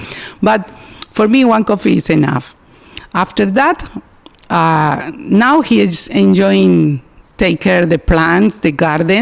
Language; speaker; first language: English; non-native, learner; Spanish